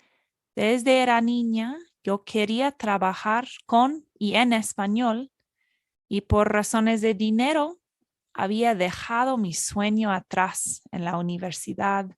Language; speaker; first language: Spanish; non-native, fluent; English